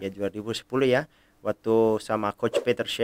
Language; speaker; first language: Indonesian; non-native, fluent; Italian